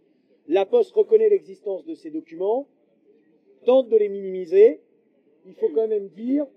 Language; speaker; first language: French; native; French